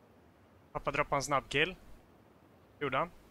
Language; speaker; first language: Swedish; native; Swedish